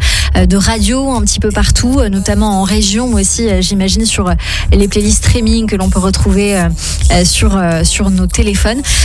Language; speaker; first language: French; native; French